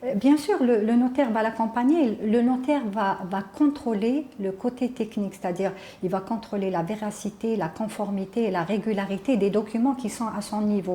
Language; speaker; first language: French; non-native, local second language; Arabic